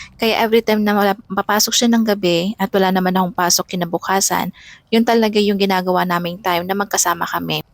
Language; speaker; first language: Filipino; non-native, local second language; Iloko